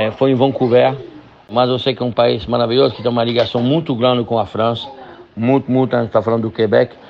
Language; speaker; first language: Portuguese; non-native, fluent; French